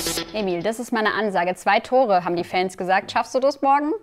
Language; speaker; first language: German; native; German